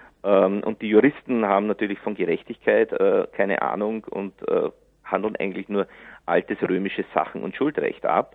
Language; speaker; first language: German; native; German